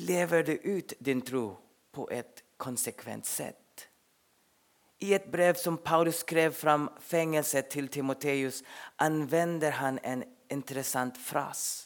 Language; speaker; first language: Swedish; non-native, fluent; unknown